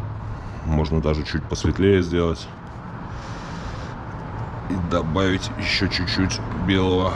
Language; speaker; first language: Russian; native; Russian